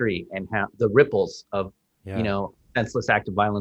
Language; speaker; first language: English; early bilingual, other home language; Spanish